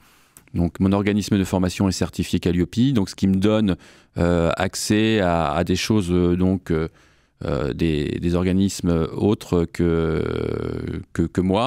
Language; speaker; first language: French; native; French